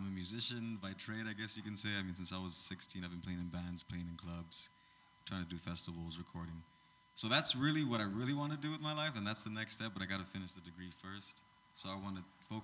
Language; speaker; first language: English; native; English